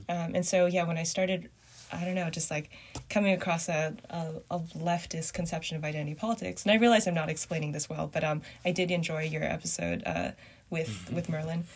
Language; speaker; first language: English; early bilingual, other home language; Chinese